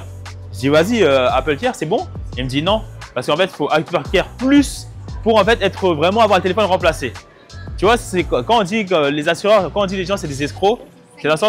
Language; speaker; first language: French; native; French